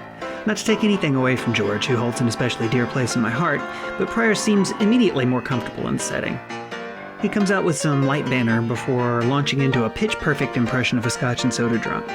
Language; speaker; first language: English; native; English